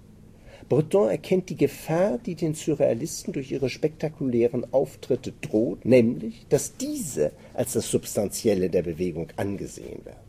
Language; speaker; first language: German; native; German